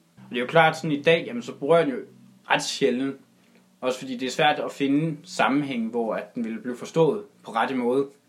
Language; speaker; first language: Danish; native; Danish